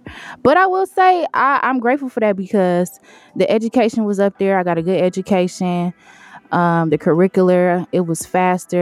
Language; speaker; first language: English; native; English